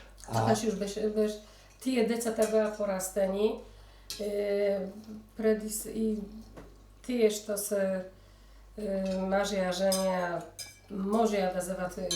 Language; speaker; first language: Macedonian; early bilingual, heritage; Polish